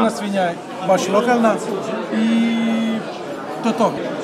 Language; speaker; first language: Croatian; non-native, learner; Italian